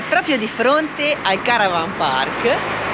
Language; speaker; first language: Italian; native; Italian